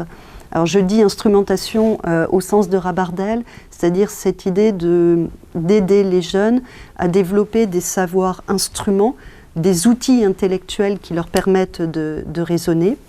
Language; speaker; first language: French; native; French